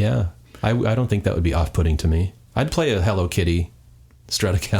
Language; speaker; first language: English; native; English